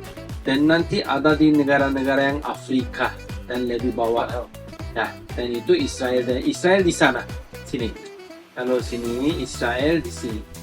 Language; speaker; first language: Indonesian; non-native, learner; Turkish